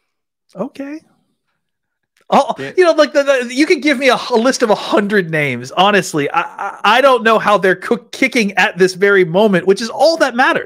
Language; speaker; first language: English; native; English